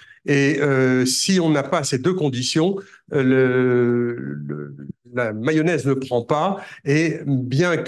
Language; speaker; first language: French; native; French